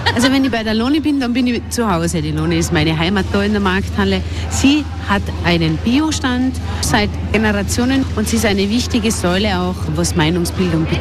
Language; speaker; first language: German; native; German